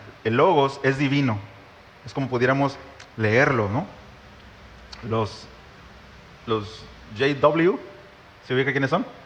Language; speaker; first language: Spanish; native; Spanish